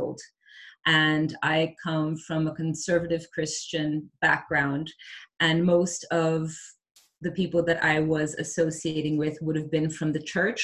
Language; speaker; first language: English; early bilingual, other home language; Portuguese